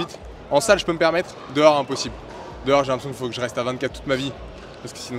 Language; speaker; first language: French; native; French